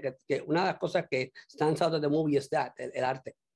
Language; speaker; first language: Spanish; early bilingual, heritage; Spanish